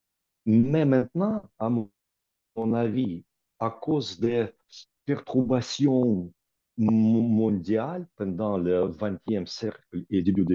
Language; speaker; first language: French; non-native, fluent; Russian